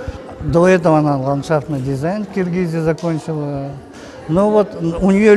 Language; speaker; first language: Russian; native; Russian